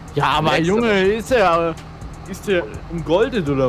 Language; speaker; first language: German; native; German